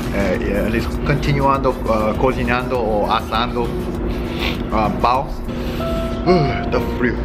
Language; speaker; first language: Portuguese; non-native, learner; Korean